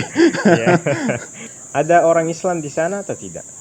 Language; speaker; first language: Indonesian; non-native, fluent; Arabic